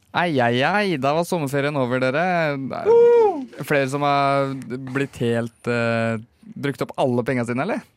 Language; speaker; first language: Norwegian; native; Norwegian